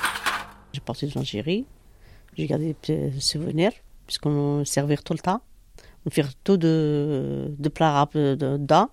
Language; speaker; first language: French; non-native, learner; Arabic